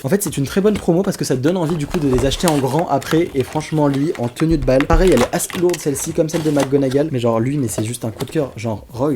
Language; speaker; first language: French; native; French